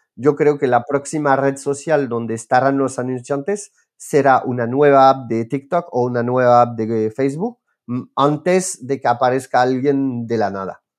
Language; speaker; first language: Spanish; non-native, fluent; French